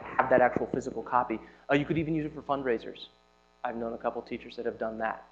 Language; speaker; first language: English; native; English